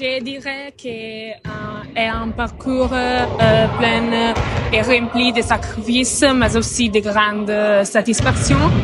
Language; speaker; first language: French; non-native, learner; Italian